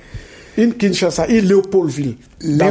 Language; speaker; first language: German; non-native, fluent; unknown